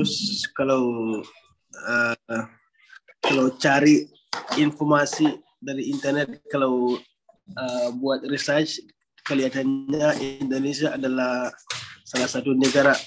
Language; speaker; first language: Indonesian; non-native, learner; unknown